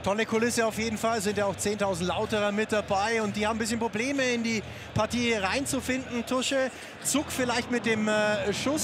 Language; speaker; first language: German; native; German